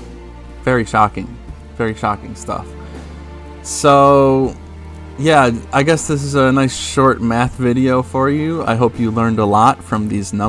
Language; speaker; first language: English; native; English